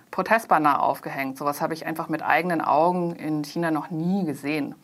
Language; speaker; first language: German; non-native, fluent; Chinese